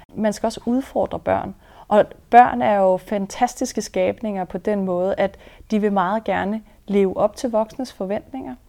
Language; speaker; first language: Danish; native; Danish